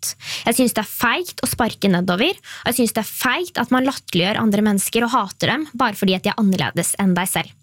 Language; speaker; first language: Norwegian; native; Norwegian